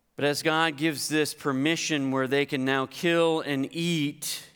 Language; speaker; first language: English; native; English